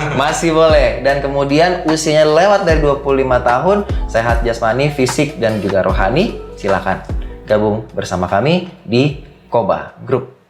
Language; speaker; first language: Indonesian; native; Indonesian